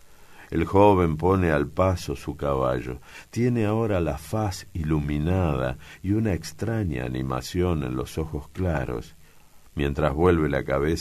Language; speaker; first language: Spanish; native; Spanish